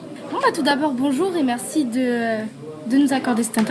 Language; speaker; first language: French; native; French